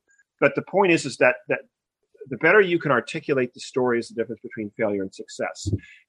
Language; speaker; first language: English; native; English